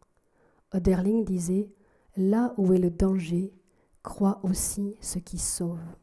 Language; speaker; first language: French; native; French